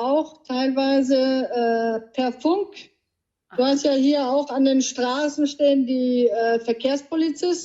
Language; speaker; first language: German; native; German